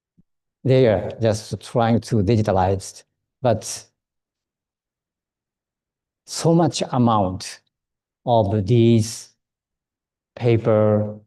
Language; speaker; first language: English; non-native, fluent; Japanese